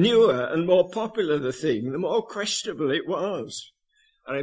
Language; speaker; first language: English; native; English